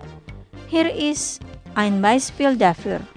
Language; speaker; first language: German; non-native, fluent; Indonesian